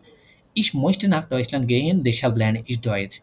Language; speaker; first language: German; non-native, fluent; Bangla